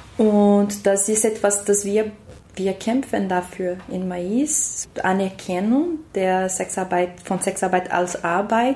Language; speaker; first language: German; non-native, learner; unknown